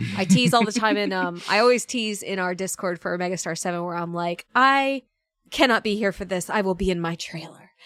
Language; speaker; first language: English; native; English